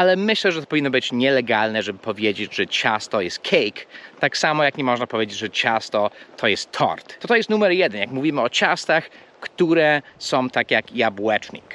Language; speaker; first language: Polish; non-native, fluent; English